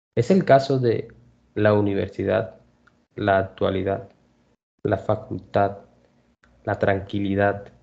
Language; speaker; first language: Spanish; native; Spanish